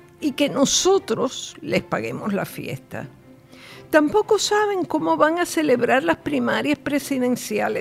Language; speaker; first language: Spanish; native; Spanish